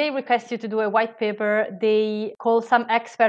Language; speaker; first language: English; non-native, fluent; Italian